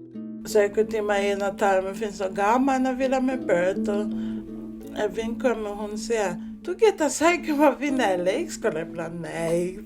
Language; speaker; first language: Icelandic; non-native, learner; English